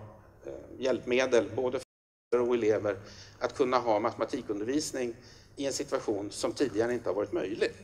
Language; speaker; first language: Swedish; native; Swedish